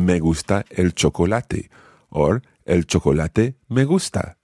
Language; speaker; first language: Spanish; non-native, fluent; English